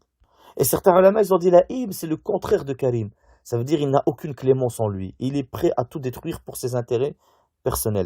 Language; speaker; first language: French; native; French